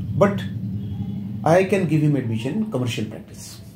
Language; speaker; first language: English; non-native, local second language; Punjabi